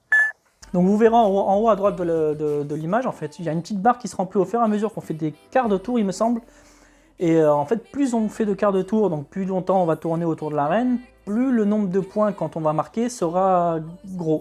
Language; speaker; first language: French; native; French